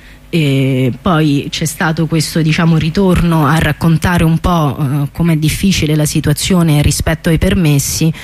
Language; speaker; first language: Italian; native; Italian